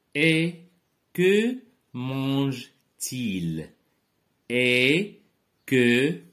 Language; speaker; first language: French; non-native, local second language; Arabic